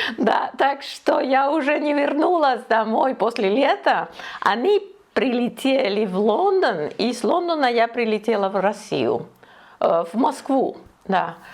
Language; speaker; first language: Russian; non-native, fluent; Spanish